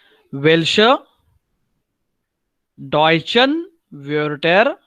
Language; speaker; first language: German; non-native, learner; Marathi